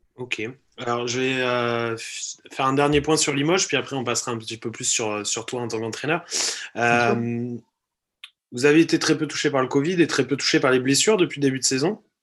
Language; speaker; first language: French; native; French